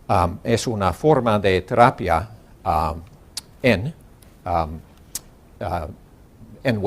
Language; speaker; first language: Spanish; non-native, learner; English